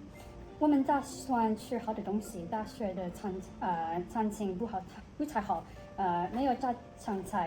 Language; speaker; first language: Chinese; non-native, learner; English